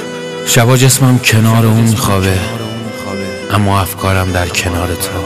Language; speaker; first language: Persian; native; Persian